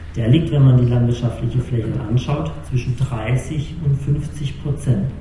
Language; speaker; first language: German; native; German